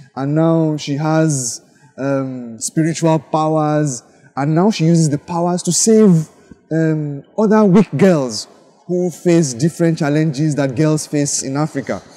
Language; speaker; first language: English; non-native, local second language; Yoruba